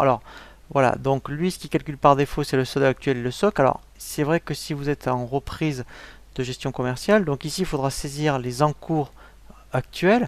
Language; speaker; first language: French; native; French